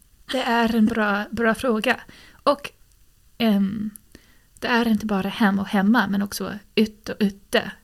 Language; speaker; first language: Swedish; non-native, fluent; English